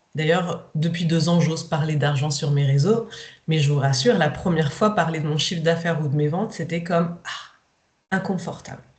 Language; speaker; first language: French; native; French